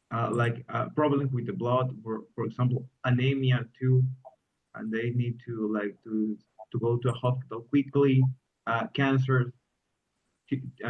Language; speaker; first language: English; non-native, learner; Spanish